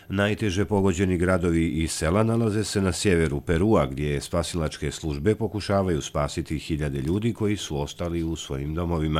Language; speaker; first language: Serbian; native; Serbian